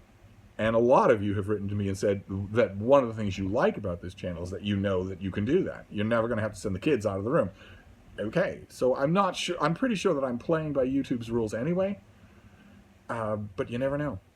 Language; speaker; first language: English; native; English